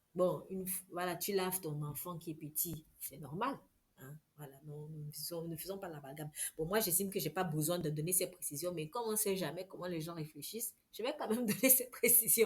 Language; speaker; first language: French; native; French